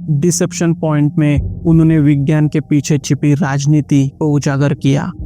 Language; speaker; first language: Hindi; non-native, local second language; Marathi